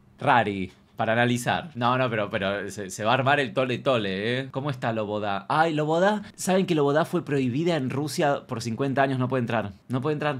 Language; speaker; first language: Spanish; native; Spanish